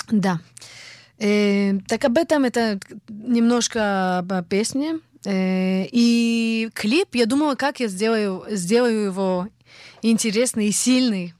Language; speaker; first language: Russian; early bilingual, heritage; Russian